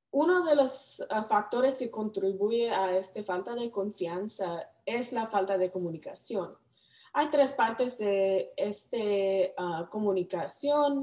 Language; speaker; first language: Spanish; non-native, learner; English